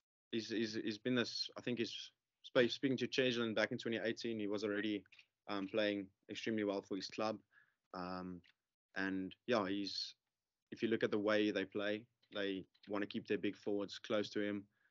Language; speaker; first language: English; non-native, local second language; Afrikaans